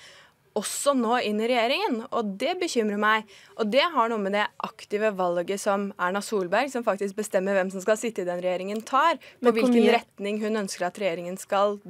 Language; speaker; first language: Norwegian; native; Norwegian